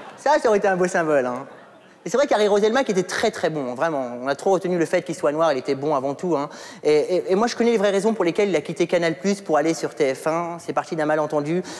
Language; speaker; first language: French; early bilingual, other home language; Arabic